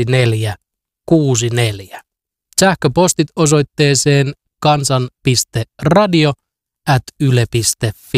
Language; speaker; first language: Finnish; native; Finnish